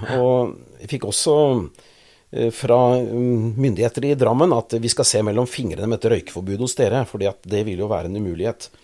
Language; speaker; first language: Norwegian; native; Norwegian